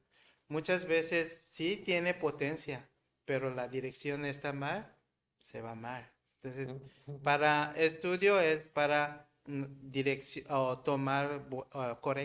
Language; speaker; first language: Spanish; non-native, learner; Korean